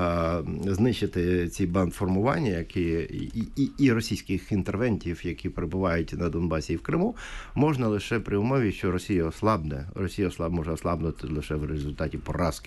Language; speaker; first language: Ukrainian; native; Ukrainian